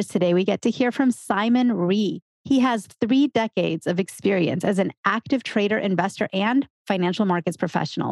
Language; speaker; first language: English; native; English